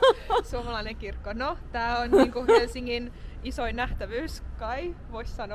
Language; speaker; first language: Finnish; native; Finnish